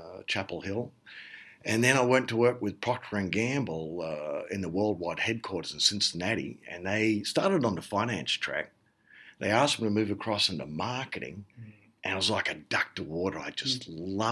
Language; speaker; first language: English; native; English